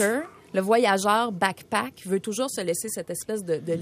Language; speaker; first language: French; native; French